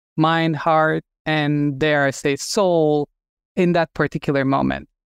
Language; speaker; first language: English; non-native, fluent; Turkish